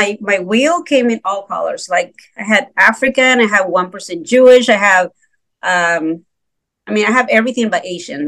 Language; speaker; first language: English; non-native, fluent; Spanish